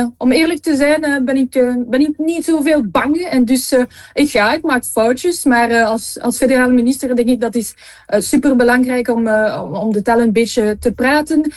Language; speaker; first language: Dutch; non-native, local second language; French